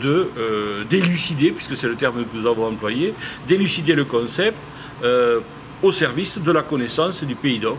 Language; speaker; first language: French; native; French